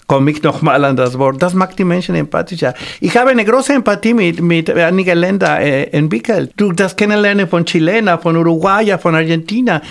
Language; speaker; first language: German; non-native, fluent; Spanish